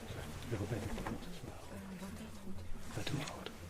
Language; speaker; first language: French; native; French